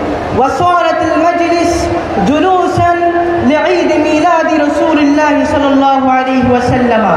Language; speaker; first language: Arabic; non-native, learner; Bangla